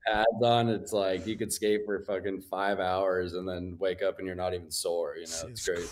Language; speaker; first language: English; native; English